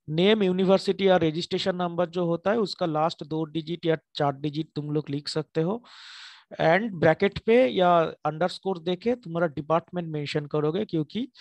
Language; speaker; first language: Hindi; non-native, local second language; Bangla